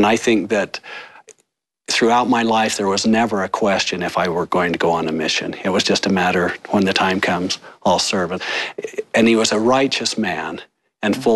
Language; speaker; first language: English; native; English